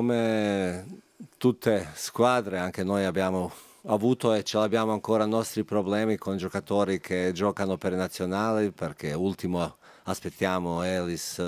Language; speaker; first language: Italian; non-native, fluent; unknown